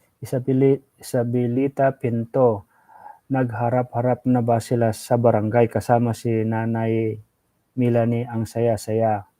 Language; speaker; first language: Filipino; non-native, local second language; Iloko